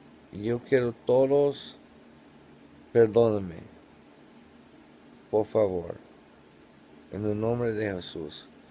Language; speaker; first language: Spanish; non-native, learner; English